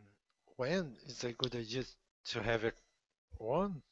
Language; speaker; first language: English; non-native, learner; Portuguese